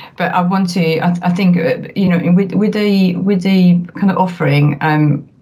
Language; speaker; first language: English; non-native, fluent; Italian